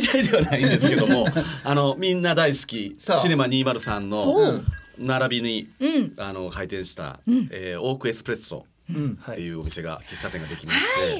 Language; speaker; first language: Japanese; native; Japanese